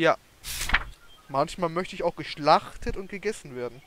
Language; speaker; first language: German; native; German